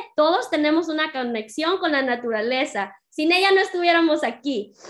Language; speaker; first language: Spanish; early bilingual, heritage; Spanish